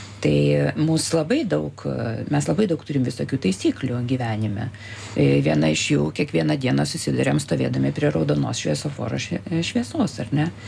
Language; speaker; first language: Lithuanian; native; Lithuanian